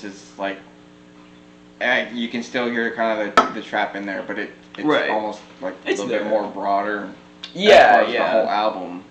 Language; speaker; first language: English; native; English